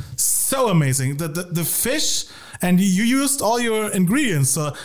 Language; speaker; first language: English; non-native, fluent; German